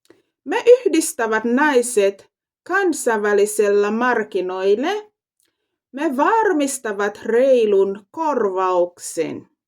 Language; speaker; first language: Finnish; non-native, fluent; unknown